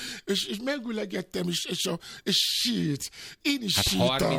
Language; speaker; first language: Hungarian; non-native, learner; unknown